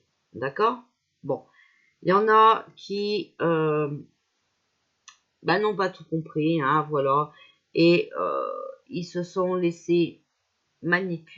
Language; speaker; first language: French; native; French